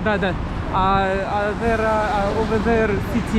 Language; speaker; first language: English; non-native, learner; Russian